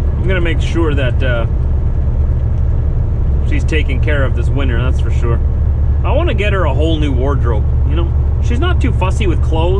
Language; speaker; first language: English; native; English